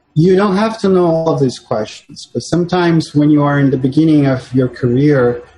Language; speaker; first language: English; non-native, fluent; Portuguese